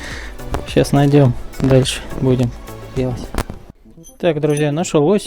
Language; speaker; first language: Russian; native; Russian